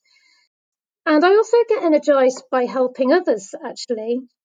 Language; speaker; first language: English; native; English